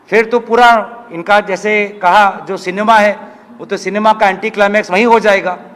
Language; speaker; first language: Hindi; non-native, local second language; Assamese